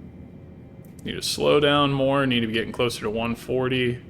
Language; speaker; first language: English; native; English